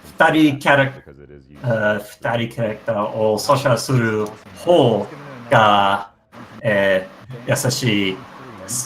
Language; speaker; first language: Japanese; non-native, learner; English